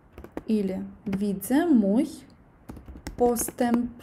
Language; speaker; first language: Polish; non-native, learner; Russian